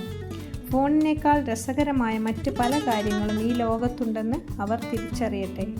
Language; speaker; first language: Malayalam; native; Malayalam